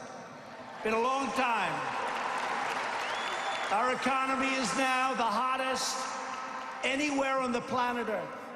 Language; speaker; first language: English; native; English